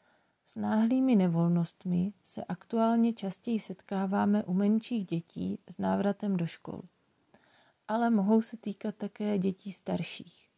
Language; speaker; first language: Czech; native; Czech